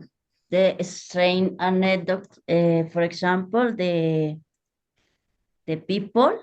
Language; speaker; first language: English; non-native, learner; Spanish